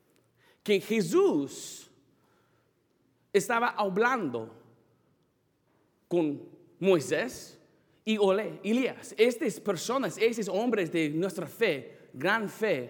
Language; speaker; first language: Spanish; non-native, fluent; English